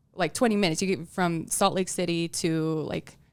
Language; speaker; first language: English; early bilingual, other home language; Tongan